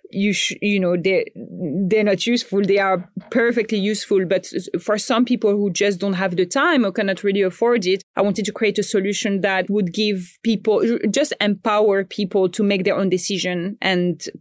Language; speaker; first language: English; non-native, fluent; French